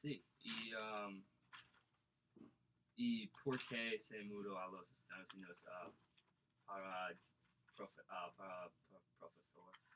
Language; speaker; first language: Spanish; non-native, learner; English